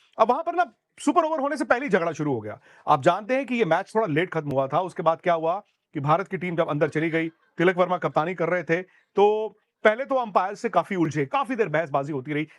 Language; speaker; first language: Hindi; native; Hindi